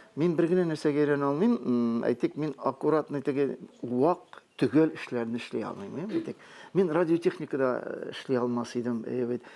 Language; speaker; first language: Tatar; native; Tatar